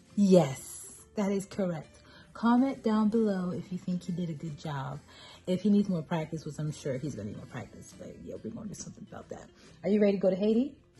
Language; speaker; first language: English; native; English